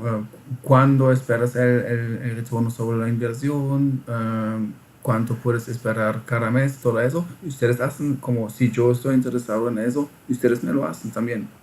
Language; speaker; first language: Spanish; non-native, fluent; German